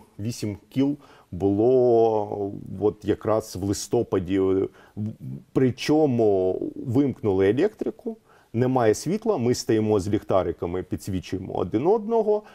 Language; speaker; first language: Ukrainian; non-native, local second language; Russian